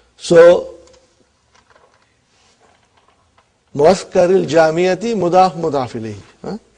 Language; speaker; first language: Arabic; non-native, fluent; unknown